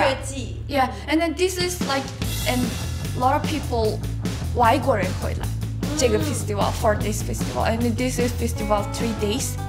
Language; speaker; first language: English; non-native, learner; Mongolian